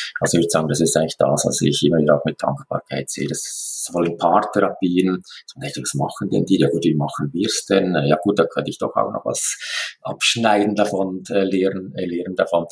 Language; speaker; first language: German; native; German